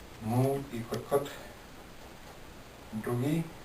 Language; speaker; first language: Bulgarian; non-native, learner; Finnish